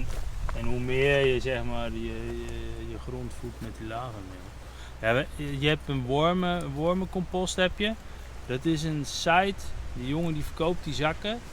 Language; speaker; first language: Dutch; native; Dutch